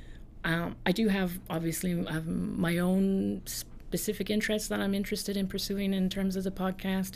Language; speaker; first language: English; native; English